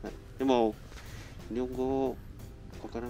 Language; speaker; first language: Japanese; non-native, learner; Vietnamese